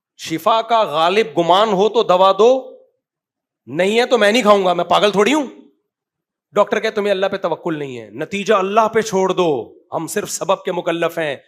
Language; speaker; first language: Urdu; native; Urdu